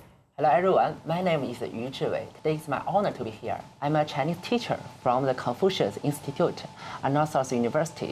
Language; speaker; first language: English; non-native, learner; Chinese